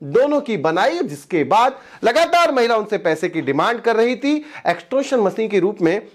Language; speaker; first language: Hindi; native; Hindi